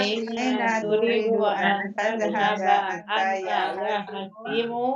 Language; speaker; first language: Arabic; non-native, learner; Indonesian